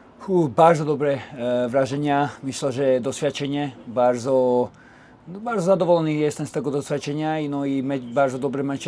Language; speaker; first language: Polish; non-native, learner; Slovak